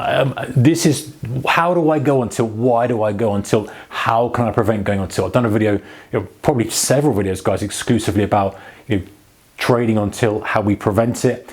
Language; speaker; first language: English; native; English